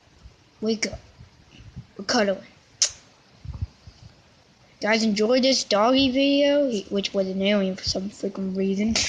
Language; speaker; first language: English; native; English